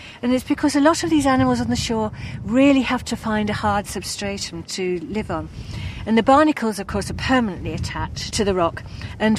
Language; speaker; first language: English; native; English